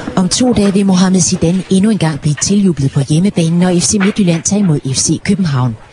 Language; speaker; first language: Danish; native; Danish